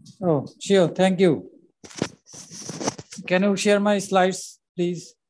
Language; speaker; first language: English; non-native, local second language; Bangla